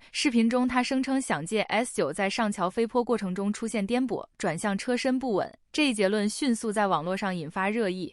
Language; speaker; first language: Chinese; native; Chinese